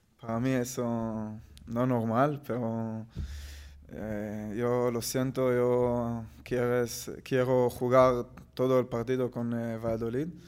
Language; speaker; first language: Spanish; non-native, learner; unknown